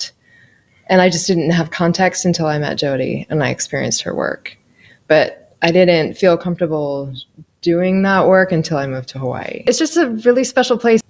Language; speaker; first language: English; native; English